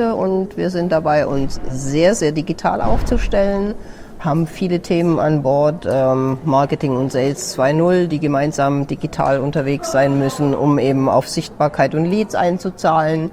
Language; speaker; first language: German; native; German